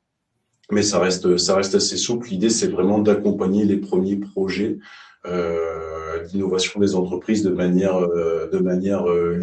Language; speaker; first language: French; native; French